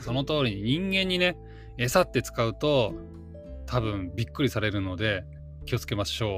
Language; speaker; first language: Japanese; native; Japanese